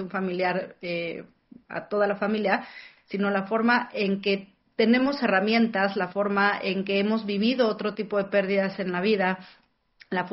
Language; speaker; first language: Spanish; native; Spanish